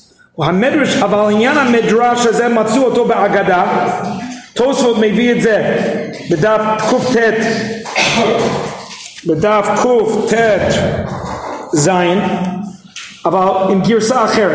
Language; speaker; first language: Hebrew; non-native, fluent; English